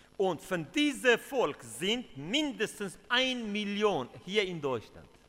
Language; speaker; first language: German; non-native, fluent; Kurdish